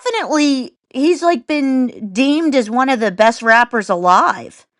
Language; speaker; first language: English; native; English